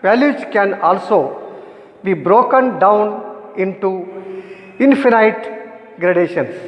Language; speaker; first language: English; non-native, local second language; Kannada